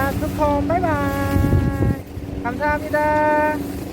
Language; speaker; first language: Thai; non-native, learner; Korean